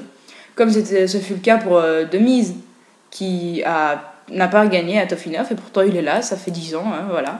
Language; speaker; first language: French; native; French